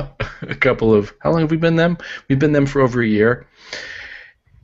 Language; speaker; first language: English; native; English